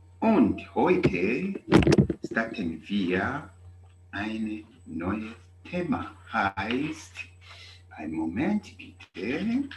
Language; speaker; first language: German; non-native, fluent; English